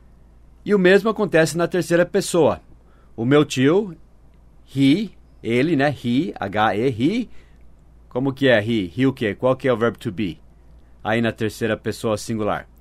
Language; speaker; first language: Portuguese; non-native, fluent; English